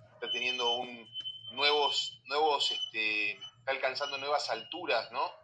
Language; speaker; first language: Spanish; native; Spanish